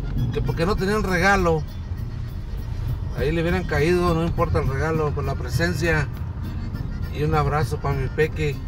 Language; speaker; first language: Spanish; native; Spanish